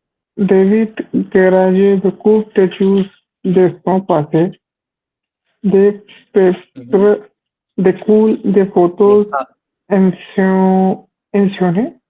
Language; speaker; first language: French; non-native, learner; Hindi